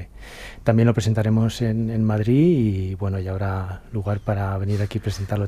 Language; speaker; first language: Spanish; native; Spanish